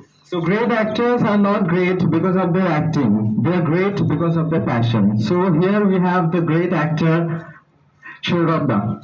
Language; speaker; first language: English; non-native, local second language; Bangla